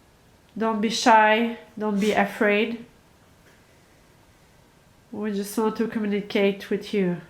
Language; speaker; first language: English; non-native, learner; French